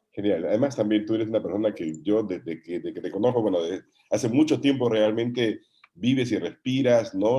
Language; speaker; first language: Spanish; native; Spanish